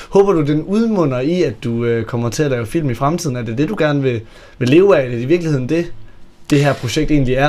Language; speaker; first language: Danish; native; Danish